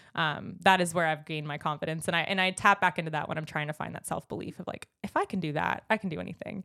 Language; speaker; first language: English; native; English